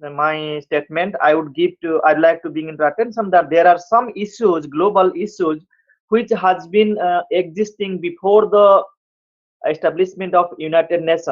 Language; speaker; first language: English; non-native, fluent; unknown